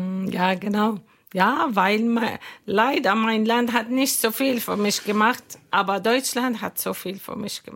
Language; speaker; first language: German; non-native, learner; Arabic